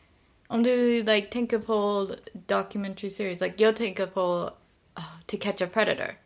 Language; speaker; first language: Swedish; non-native, learner; English